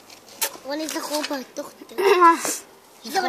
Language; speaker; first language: Hebrew; native; Hebrew